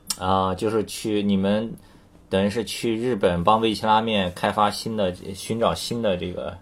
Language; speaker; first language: Chinese; native; Chinese